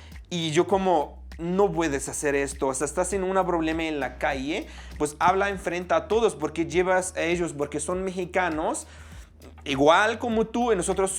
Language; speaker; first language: Spanish; non-native, fluent; Arabic